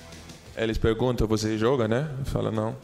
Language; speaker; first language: Portuguese; non-native, learner; English